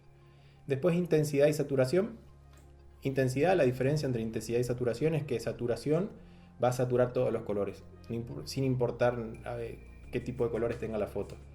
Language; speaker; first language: Spanish; native; Spanish